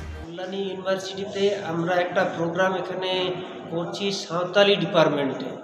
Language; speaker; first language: Bangla; non-native, local second language; Santali